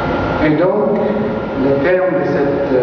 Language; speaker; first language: French; non-native, fluent; Arabic